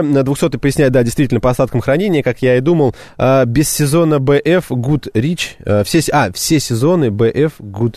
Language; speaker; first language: Russian; native; Russian